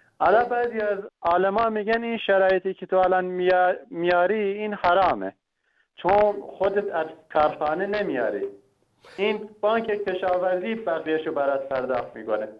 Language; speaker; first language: Persian; non-native, local second language; Kurdish